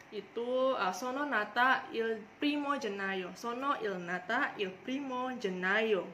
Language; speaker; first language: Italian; non-native, learner; Indonesian